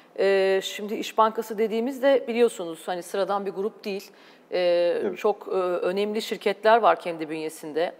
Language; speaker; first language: Turkish; native; Turkish